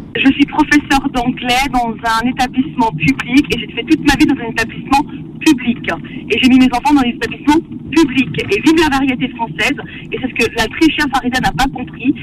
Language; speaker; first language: French; early bilingual, other home language; Arabic